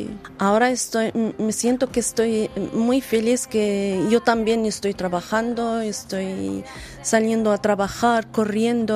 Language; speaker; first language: Spanish; non-native, learner; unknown